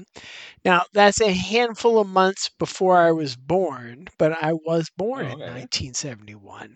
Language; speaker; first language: English; native; English